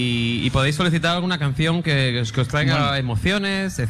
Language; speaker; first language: Spanish; native; Spanish